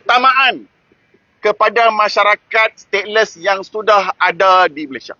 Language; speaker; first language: Malay; native; Malay